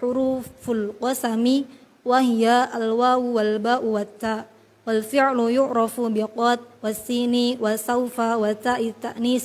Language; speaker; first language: Arabic; non-native, learner; Indonesian